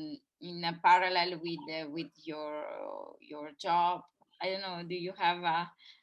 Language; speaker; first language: English; non-native, fluent; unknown